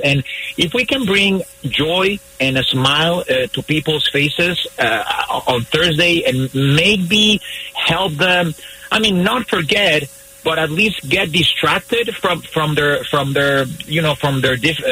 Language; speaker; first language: English; non-native, fluent; Spanish